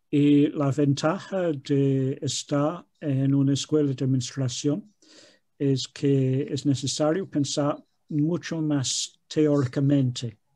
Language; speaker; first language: Spanish; non-native, fluent; English